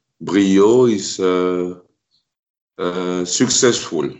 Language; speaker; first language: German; non-native, learner; French